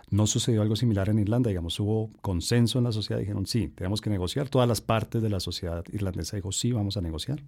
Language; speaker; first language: Spanish; native; Spanish